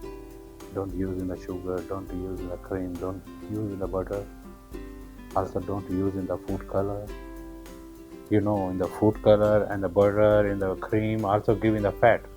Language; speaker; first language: English; non-native, learner; Urdu